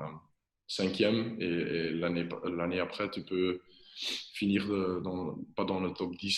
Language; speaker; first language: French; non-native, local second language; Dutch